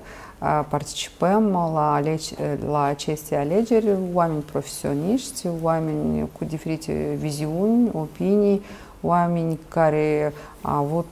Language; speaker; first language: Romanian; non-native, local second language; Russian